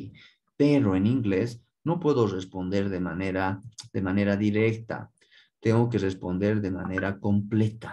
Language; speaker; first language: Spanish; native; Spanish